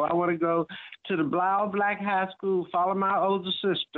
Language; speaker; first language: English; native; English